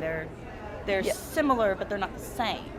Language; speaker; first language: English; native; English